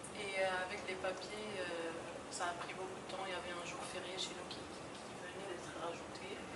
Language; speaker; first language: French; non-native, local second language; Arabic